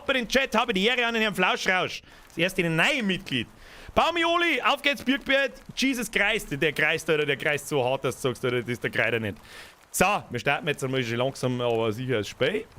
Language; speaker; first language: German; native; German